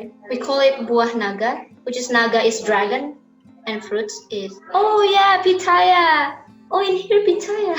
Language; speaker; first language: English; non-native, learner; Indonesian